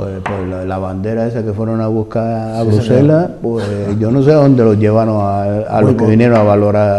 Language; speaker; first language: Spanish; native; Spanish